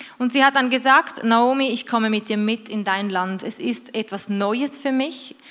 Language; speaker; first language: German; native; German